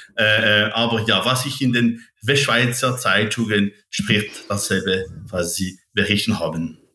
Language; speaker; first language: German; non-native, local second language; French